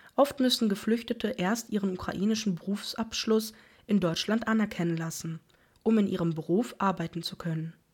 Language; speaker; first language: German; native; German